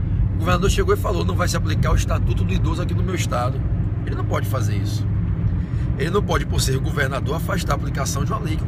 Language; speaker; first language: Portuguese; native; Portuguese